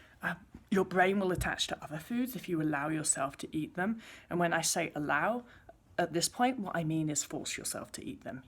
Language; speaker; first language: English; native; English